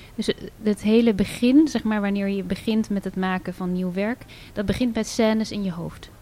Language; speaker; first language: Dutch; native; Dutch